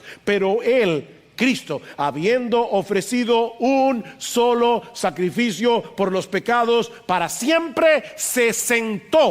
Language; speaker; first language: Spanish; native; Spanish